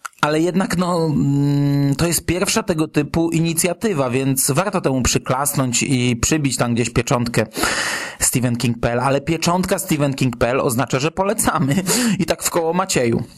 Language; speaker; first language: Polish; native; Polish